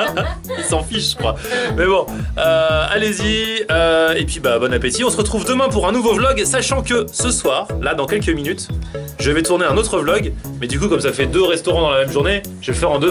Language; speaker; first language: French; native; French